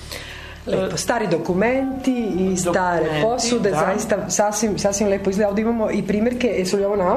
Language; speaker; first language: Serbian; native; Serbian